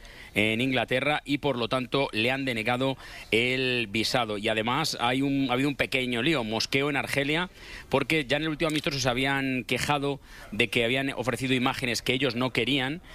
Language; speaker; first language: Spanish; native; Spanish